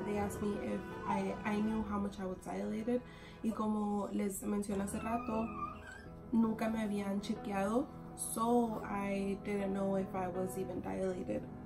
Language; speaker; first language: English; early bilingual, other home language; Spanish